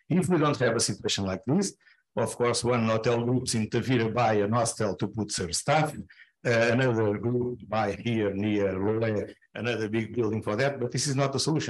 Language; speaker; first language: English; non-native, fluent; Portuguese